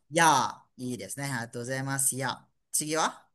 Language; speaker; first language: Japanese; non-native, fluent; Malay